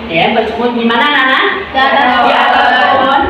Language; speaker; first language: Indonesian; native; Indonesian